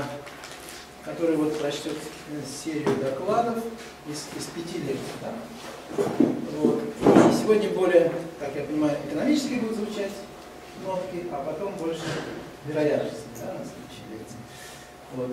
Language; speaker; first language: Russian; native; Russian